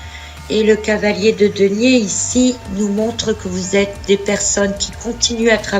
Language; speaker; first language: French; native; French